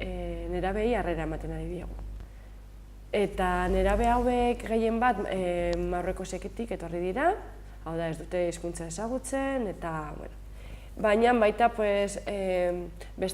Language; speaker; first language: Basque; native; Basque